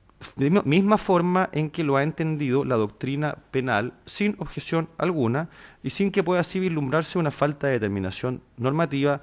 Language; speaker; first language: Spanish; native; Spanish